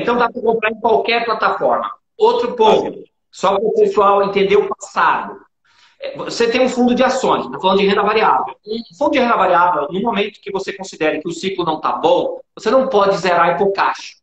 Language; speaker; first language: Portuguese; native; Portuguese